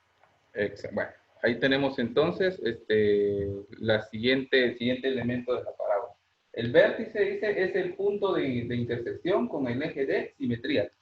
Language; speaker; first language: Spanish; native; Spanish